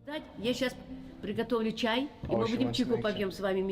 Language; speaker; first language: Russian; native; Russian